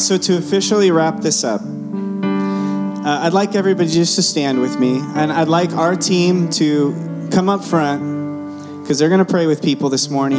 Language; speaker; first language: English; early bilingual, other home language; Spanish